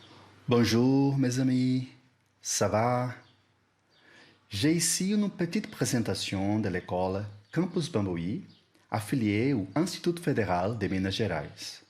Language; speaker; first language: French; non-native, learner; Portuguese